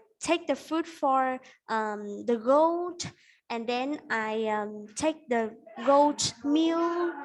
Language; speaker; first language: English; non-native, fluent; Vietnamese